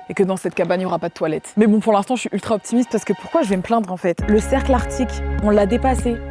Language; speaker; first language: French; native; French